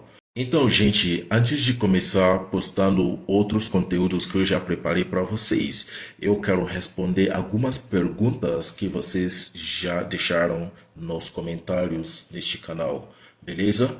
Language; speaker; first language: Portuguese; non-native, fluent; Igbo